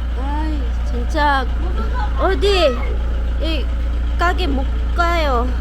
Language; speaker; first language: Korean; non-native, fluent; Filipino